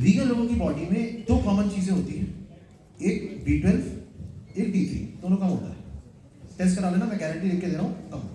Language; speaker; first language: Hindi; native; Hindi